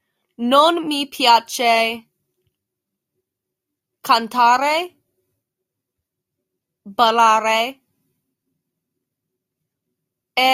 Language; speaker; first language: Italian; non-native, learner; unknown